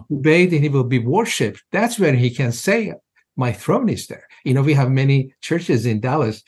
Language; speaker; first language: English; non-native, fluent; Persian